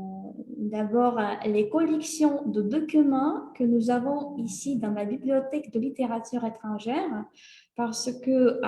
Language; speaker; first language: French; non-native, fluent; Russian